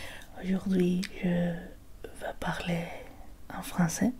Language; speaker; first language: French; non-native, learner; Spanish